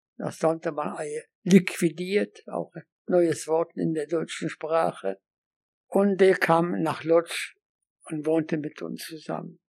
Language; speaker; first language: German; non-native, fluent; Polish